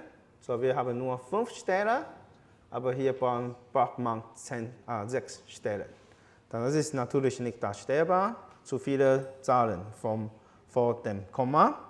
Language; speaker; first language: German; non-native, fluent; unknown